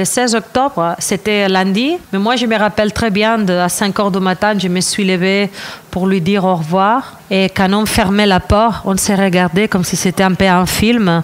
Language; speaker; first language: French; non-native, fluent; Catalan